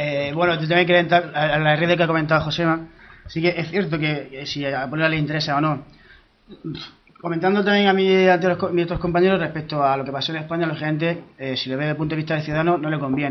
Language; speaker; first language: Spanish; native; Spanish